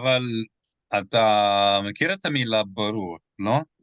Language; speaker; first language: Hebrew; non-native, fluent; English